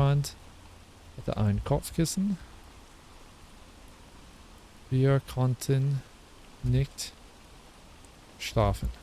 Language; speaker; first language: German; non-native, learner; English